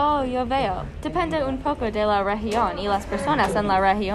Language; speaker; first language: Spanish; non-native, learner; English